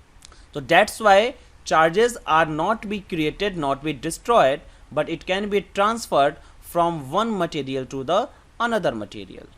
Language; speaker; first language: English; non-native, local second language; Hindi